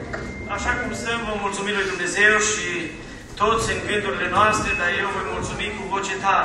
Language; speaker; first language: Romanian; native; Romanian